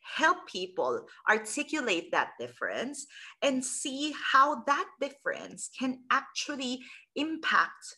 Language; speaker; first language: English; non-native, local second language; Filipino